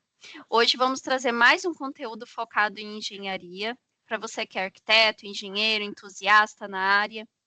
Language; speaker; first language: Portuguese; native; Portuguese